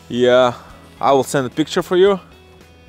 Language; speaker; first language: English; non-native, learner; Lithuanian